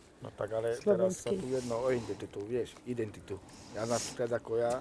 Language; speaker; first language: Slovak; non-native, local second language; Hungarian